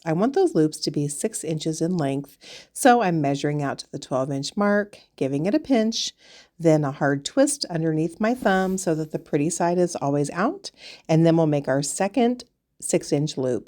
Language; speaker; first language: English; native; English